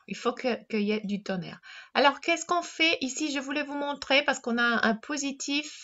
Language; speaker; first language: French; non-native, fluent; Spanish